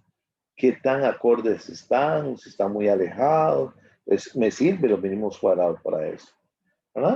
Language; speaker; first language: Spanish; native; Spanish